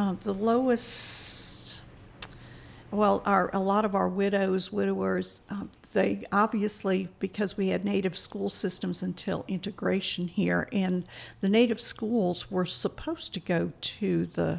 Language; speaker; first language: English; early bilingual, other home language; Spanish